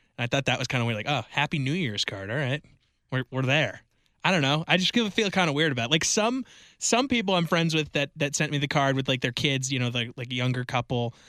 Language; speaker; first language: English; native; English